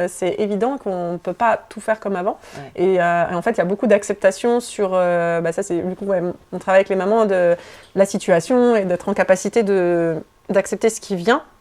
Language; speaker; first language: French; native; French